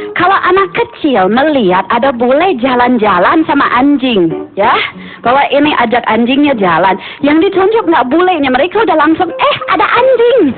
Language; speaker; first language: Indonesian; non-native, fluent; English